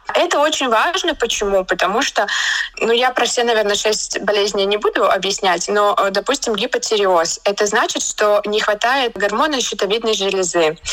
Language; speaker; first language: Russian; native; Russian